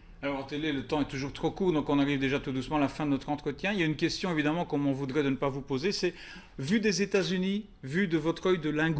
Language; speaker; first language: French; native; French